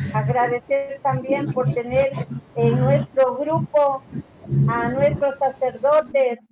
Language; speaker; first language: Spanish; native; Spanish